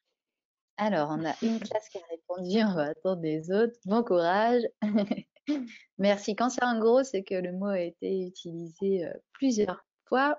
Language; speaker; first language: French; native; French